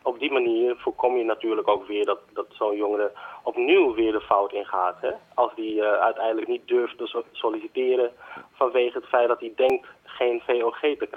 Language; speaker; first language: Dutch; native; Dutch